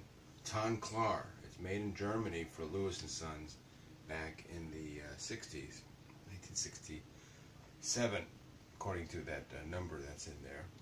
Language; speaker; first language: English; native; English